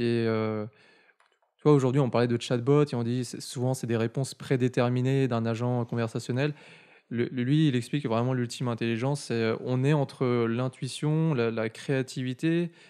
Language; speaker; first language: French; native; French